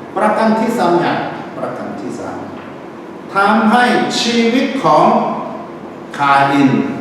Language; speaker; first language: Thai; non-native, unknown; Korean